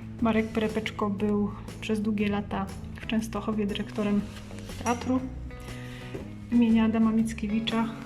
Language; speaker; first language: Polish; native; Polish